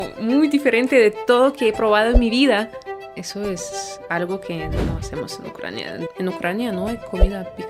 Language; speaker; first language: Spanish; non-native, fluent; Ukrainian